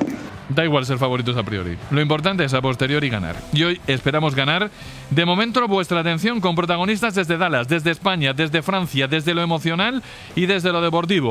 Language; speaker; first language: Spanish; native; Spanish